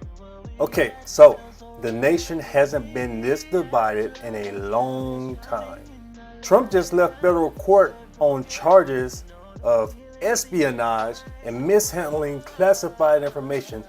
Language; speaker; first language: English; native; English